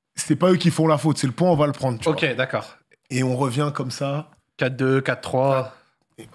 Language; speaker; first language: French; native; French